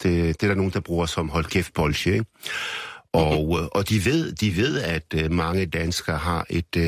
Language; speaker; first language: Danish; early bilingual, other home language; Arabic